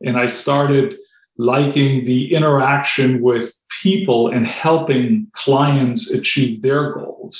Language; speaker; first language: English; non-native, fluent; German